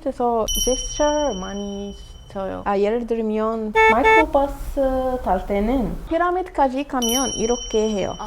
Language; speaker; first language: Korean; non-native, learner; Arabic